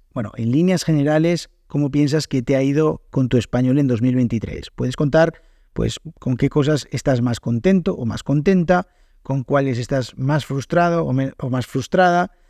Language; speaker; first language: Spanish; native; Spanish